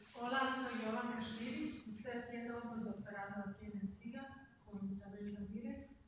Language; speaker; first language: Spanish; non-native, fluent; Serbian